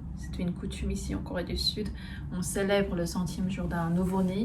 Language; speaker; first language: French; non-native, fluent; Korean